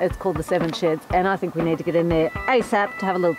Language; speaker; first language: English; native; English